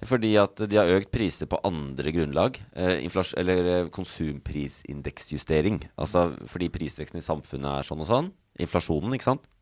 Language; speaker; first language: Norwegian; native; Norwegian